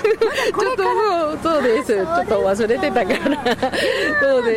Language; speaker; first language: Japanese; non-native, learner; Spanish